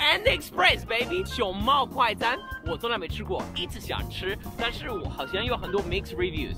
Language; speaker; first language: Chinese; non-native, fluent; Spanish